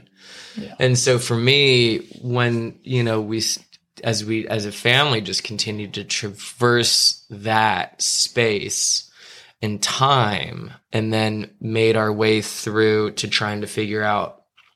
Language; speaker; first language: English; native; English